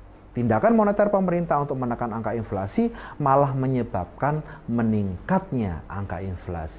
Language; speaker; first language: Indonesian; native; Indonesian